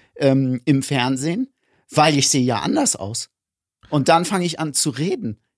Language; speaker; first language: German; early bilingual, other home language; Greek